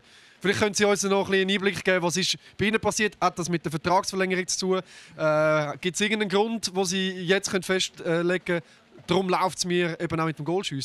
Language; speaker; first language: German; native; German